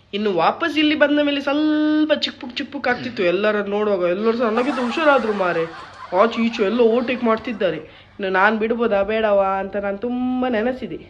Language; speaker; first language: Kannada; non-native, local second language; Tulu